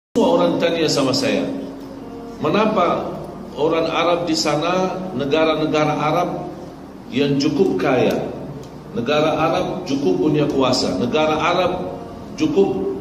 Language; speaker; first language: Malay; non-native, fluent; Arabic